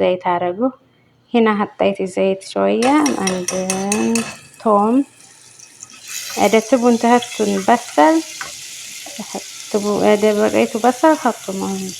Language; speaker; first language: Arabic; non-native, learner; Amharic